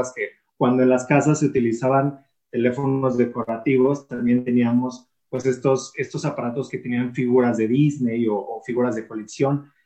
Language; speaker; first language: Spanish; native; Spanish